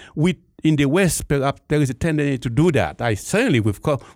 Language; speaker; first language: English; non-native, fluent; Haitian Creole